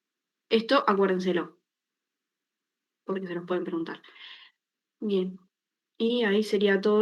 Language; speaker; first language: Spanish; native; Spanish